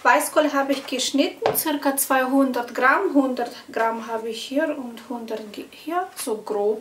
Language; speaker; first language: German; non-native, fluent; Russian